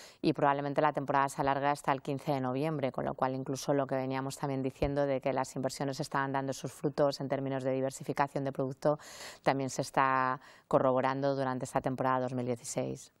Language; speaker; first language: Spanish; native; Spanish